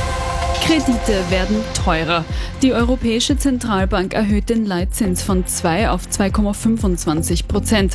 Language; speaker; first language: German; native; German